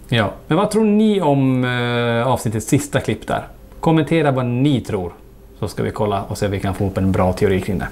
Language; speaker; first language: Swedish; native; Swedish